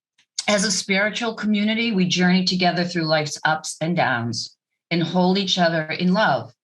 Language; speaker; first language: English; native; English